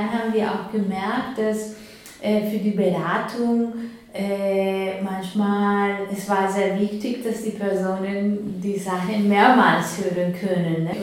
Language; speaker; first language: German; non-native, fluent; Spanish